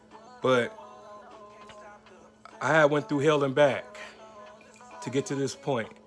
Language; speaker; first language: English; native; English